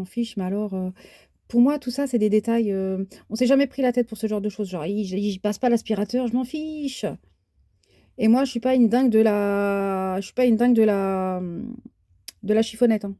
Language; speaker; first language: French; native; French